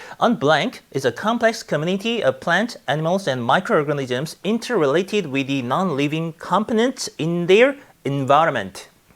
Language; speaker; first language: English; non-native, fluent; Korean